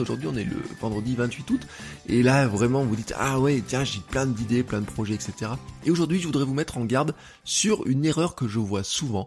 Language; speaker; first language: French; native; French